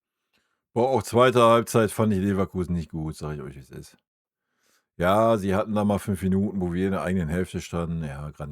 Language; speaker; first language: German; native; German